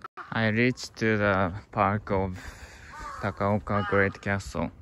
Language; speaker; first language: English; non-native, learner; Japanese